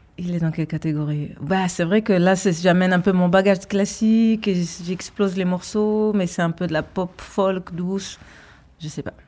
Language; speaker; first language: French; early bilingual, heritage; Hebrew